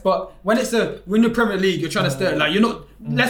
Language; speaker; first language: English; native; English